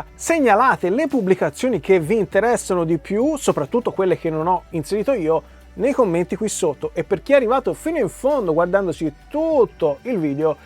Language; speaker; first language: Italian; native; Italian